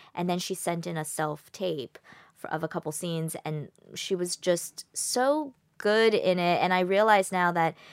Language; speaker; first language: English; native; English